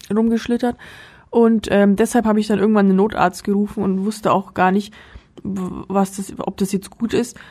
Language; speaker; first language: German; early bilingual, other home language; Russian